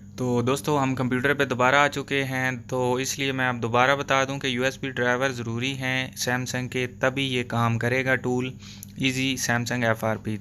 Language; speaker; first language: Urdu; non-native, local second language; Punjabi